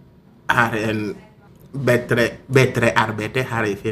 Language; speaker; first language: Swedish; non-native, learner; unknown